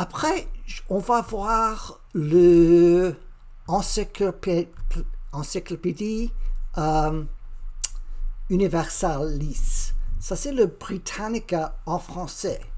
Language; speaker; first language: French; non-native, learner; English